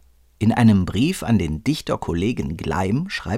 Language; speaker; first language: German; native; German